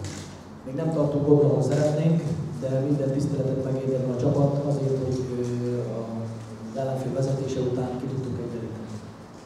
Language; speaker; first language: Hungarian; native; Hungarian